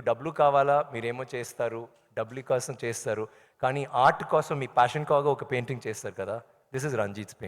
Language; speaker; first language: Telugu; non-native, learner; Tamil